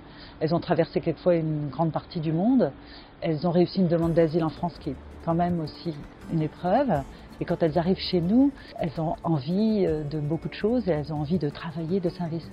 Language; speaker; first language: French; native; French